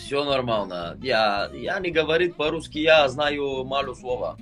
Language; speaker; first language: Russian; non-native, learner; Bulgarian